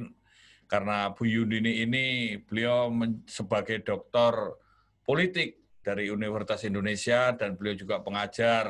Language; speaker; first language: Indonesian; native; Indonesian